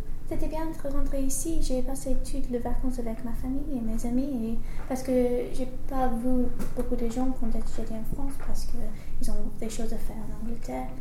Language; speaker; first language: French; non-native, learner; English